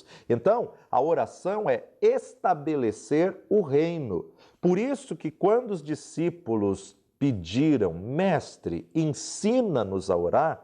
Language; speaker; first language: Portuguese; native; Portuguese